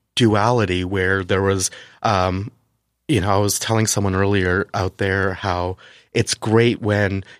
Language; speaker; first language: English; native; English